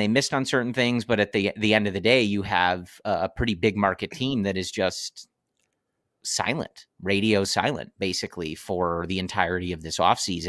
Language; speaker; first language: English; native; English